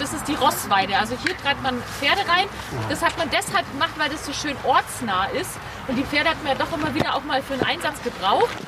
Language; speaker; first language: German; native; German